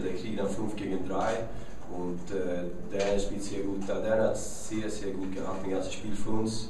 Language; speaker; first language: German; non-native, fluent; Swedish